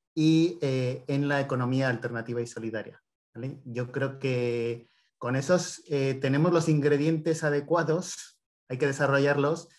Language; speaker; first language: Spanish; native; Spanish